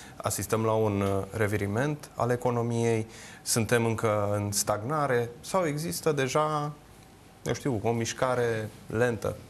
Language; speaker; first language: Romanian; native; Romanian